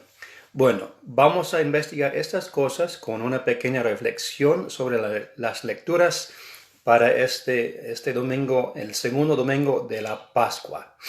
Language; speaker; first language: Spanish; non-native, fluent; English